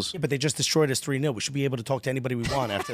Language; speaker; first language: English; native; English